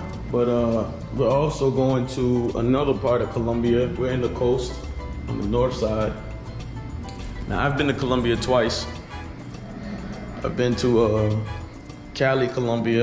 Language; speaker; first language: English; native; English